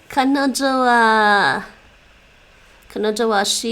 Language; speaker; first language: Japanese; non-native, learner; English